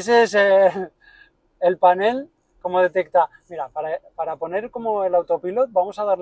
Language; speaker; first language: Spanish; native; Spanish